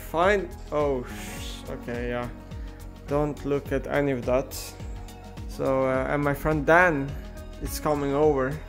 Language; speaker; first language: English; non-native, fluent; Slovenian